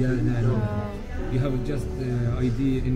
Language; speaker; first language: English; non-native, learner; Arabic